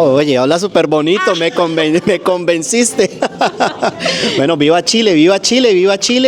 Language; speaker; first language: Spanish; native; Spanish